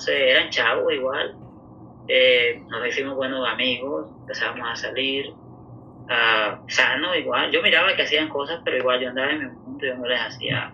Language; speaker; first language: Spanish; native; Spanish